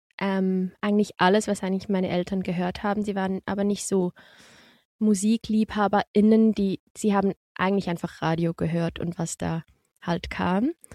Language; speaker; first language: German; early bilingual, other home language; Portuguese